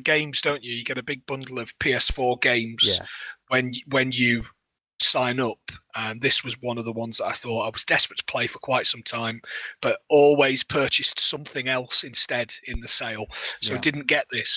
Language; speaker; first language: English; native; English